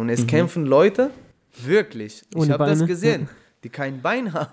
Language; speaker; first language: German; non-native, fluent; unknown